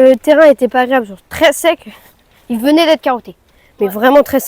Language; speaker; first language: French; native; French